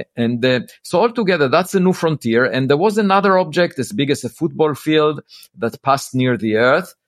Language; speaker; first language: English; non-native, fluent; Hebrew